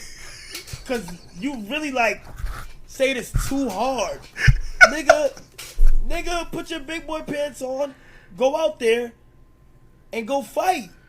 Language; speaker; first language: English; native; English